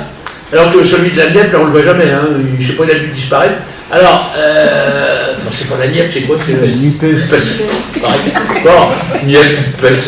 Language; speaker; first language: French; native; French